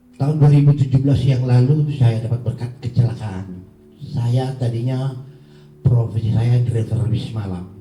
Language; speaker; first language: Indonesian; native; Indonesian